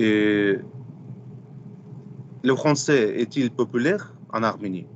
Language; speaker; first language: French; non-native, fluent; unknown